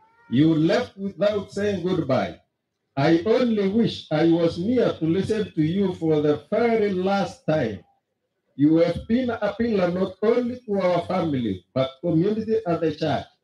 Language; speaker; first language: English; non-native, local second language; Kalenjin